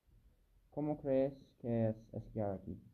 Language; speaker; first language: Spanish; non-native, learner; English